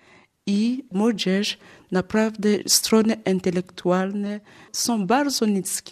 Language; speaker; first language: Polish; non-native, learner; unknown